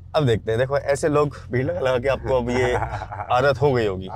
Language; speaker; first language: Hindi; native; Hindi